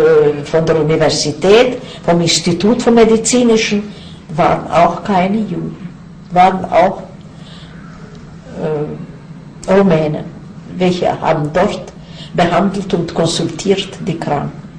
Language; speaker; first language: German; non-native, fluent; Yiddish